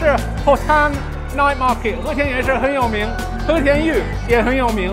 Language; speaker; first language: Chinese; non-native, fluent; English